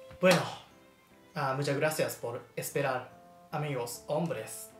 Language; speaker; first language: Spanish; non-native, learner; Japanese